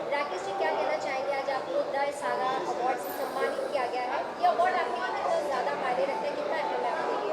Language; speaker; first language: Hindi; native; Hindi